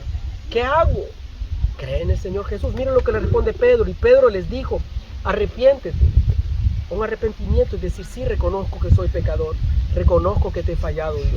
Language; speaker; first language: Spanish; native; Spanish